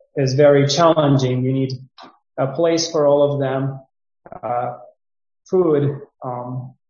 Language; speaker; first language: English; non-native, fluent; Ukrainian